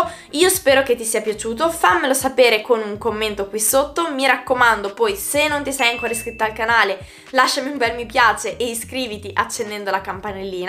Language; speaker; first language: Italian; native; Italian